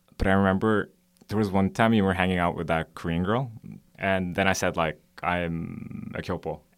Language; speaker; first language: English; non-native, fluent; Norwegian